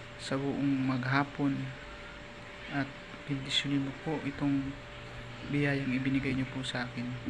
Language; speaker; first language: Filipino; non-native, local second language; Bikol